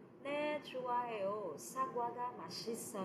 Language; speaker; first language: Korean; non-native, fluent; Filipino